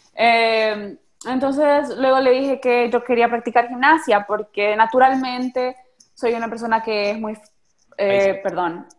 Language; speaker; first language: Spanish; native; Spanish